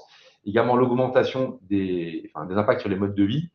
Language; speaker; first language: French; native; French